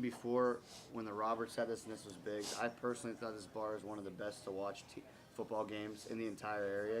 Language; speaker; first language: English; native; English